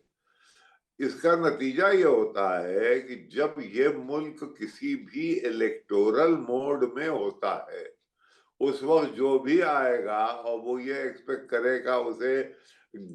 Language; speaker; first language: Hindi; native; Hindi